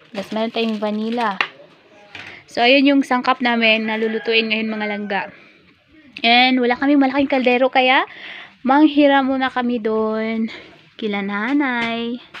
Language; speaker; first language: Filipino; non-native, local second language; Cebuano